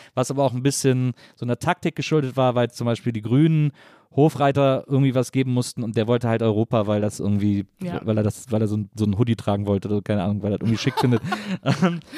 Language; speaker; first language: German; native; German